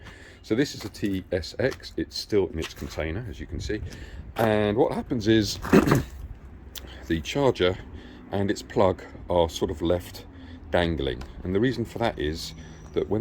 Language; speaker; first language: English; native; English